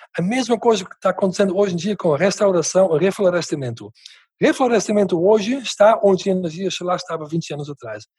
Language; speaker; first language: Portuguese; non-native, fluent; Dutch